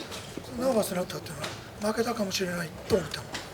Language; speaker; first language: Japanese; native; Japanese